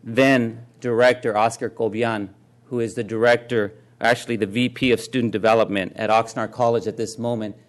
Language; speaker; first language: English; native; English